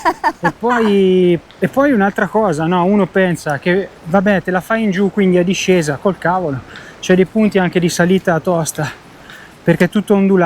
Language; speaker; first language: Italian; native; Italian